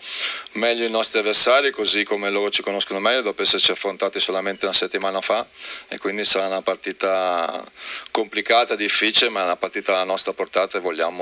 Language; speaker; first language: Italian; native; Italian